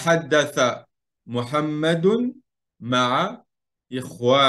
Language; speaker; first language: Arabic; non-native, fluent; French